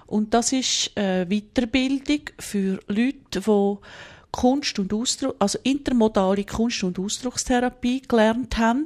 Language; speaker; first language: German; native; German